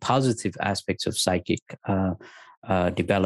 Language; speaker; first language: English; native; English